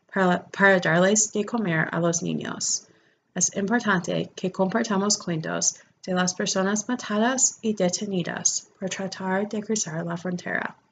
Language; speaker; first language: Spanish; non-native, fluent; English